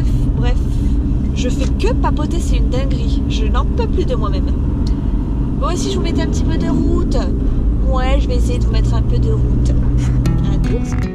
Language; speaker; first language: French; native; French